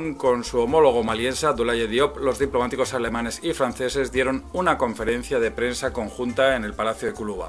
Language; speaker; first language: Spanish; native; Spanish